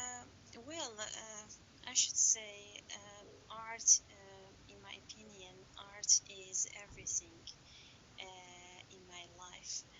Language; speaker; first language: English; non-native, learner; Persian